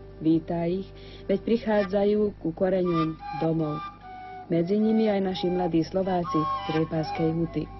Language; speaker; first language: Slovak; early bilingual, heritage; Slovak